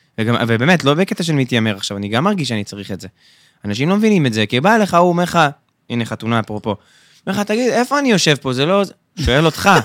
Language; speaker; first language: Hebrew; native; Hebrew